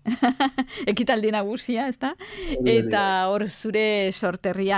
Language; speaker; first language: Basque; native; Basque